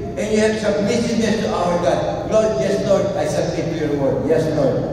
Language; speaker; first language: English; non-native, local second language; Filipino